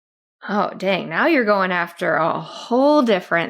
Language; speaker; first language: English; native; English